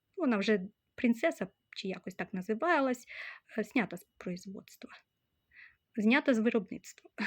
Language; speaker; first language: Ukrainian; non-native, local second language; Russian